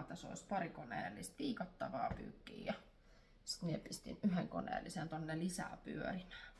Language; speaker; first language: Finnish; native; Finnish